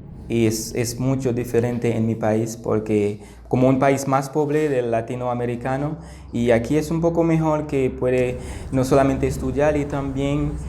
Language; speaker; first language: Spanish; non-native, learner; Haitian Creole